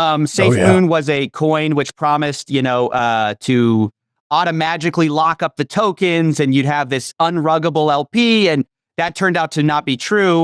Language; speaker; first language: English; native; English